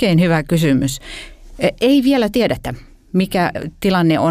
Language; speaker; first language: Finnish; native; Finnish